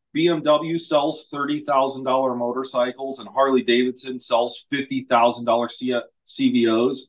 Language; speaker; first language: English; native; English